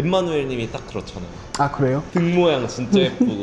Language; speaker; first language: Korean; native; Korean